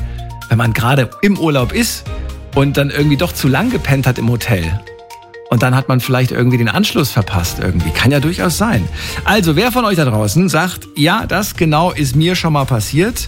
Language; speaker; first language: German; native; German